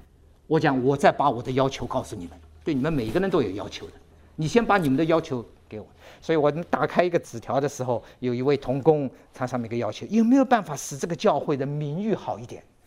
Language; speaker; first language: Chinese; native; Chinese